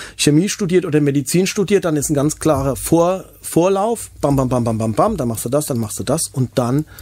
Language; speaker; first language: German; native; German